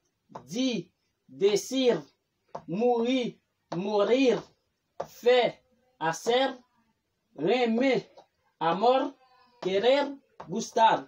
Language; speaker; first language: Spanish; non-native, fluent; Haitian Creole